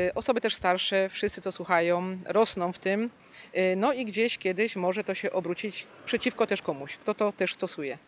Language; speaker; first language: Polish; native; Polish